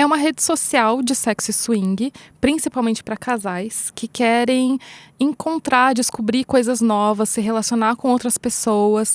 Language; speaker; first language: Portuguese; native; Portuguese